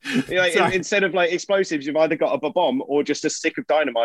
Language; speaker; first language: English; native; English